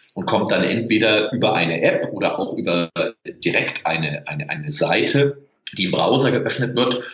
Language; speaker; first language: German; native; German